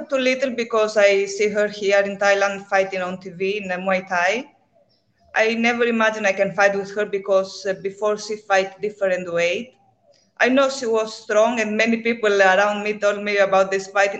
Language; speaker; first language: English; non-native, learner; Greek